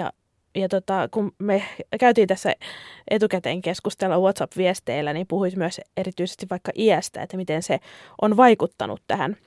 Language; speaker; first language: Finnish; native; Finnish